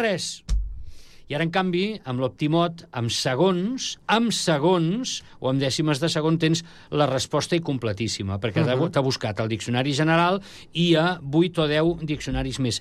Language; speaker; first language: Catalan; native; Catalan